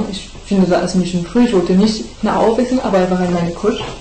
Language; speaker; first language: German; non-native, learner; French